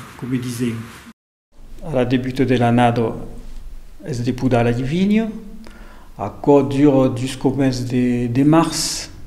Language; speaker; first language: Occitan; native; Occitan